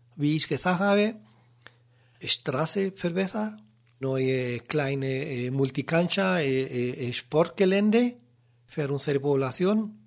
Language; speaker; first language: German; non-native, learner; Spanish